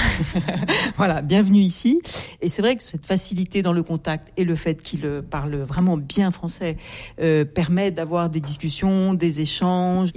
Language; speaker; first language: French; native; French